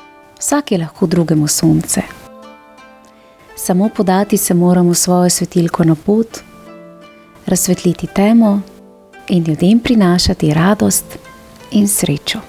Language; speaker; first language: Slovenian; native; Slovenian